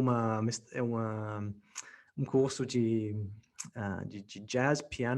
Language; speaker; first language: Portuguese; non-native, fluent; English